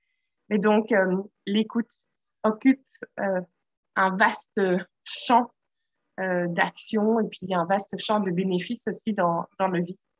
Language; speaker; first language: French; native; French